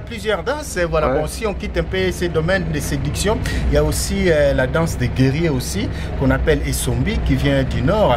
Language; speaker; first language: French; non-native, local second language; Lingala